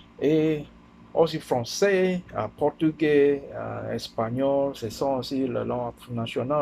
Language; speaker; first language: French; non-native, learner; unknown